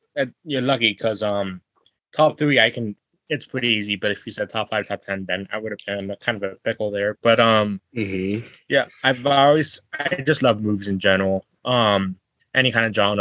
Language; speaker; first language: English; native; English